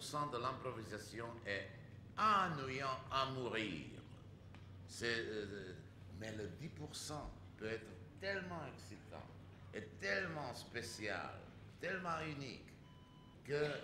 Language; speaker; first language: French; non-native, fluent; Czech